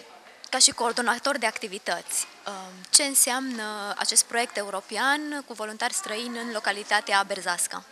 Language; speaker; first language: Romanian; native; Romanian